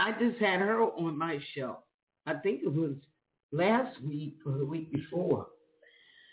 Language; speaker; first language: English; native; English